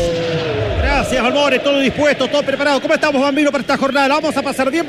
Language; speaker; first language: Spanish; native; Spanish